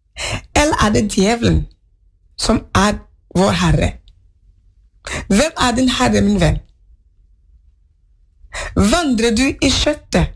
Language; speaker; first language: Norwegian; non-native, learner; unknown